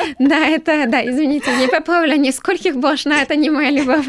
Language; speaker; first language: Russian; non-native, learner; French